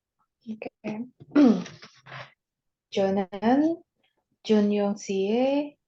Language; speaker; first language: Korean; non-native, learner; Indonesian